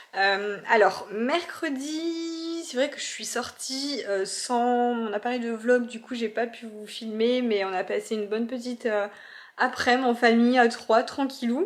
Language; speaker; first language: French; native; French